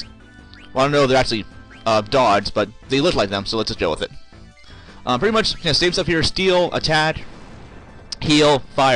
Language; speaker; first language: English; native; English